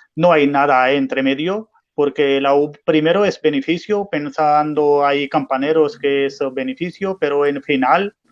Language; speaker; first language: Spanish; non-native, learner; Urdu